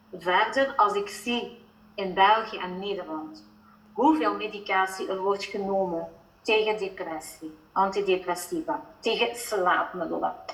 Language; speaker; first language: Dutch; native; Dutch